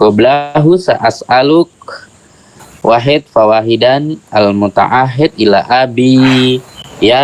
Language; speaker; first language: Arabic; non-native, fluent; Indonesian